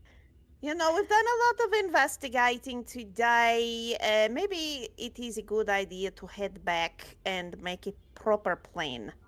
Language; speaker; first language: English; native; English